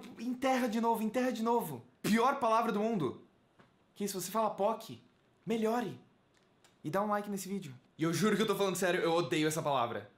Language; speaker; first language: Portuguese; native; Portuguese